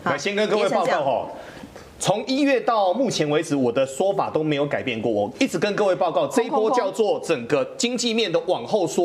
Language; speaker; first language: Chinese; native; Chinese